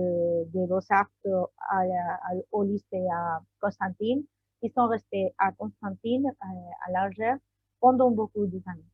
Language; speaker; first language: French; non-native, learner; Spanish